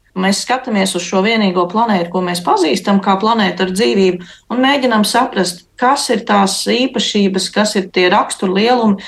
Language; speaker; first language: Latvian; native; Latvian